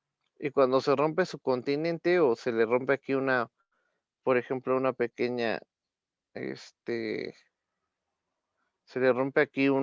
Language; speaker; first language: Spanish; native; Spanish